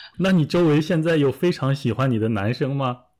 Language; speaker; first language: Chinese; native; Chinese